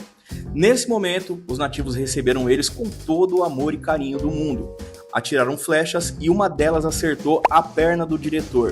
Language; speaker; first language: Portuguese; native; Portuguese